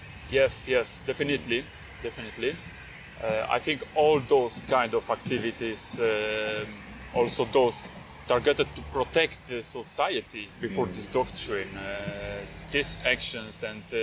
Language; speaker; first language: English; non-native, fluent; Polish